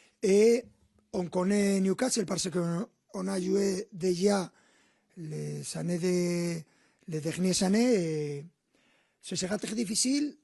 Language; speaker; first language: French; non-native, fluent; Spanish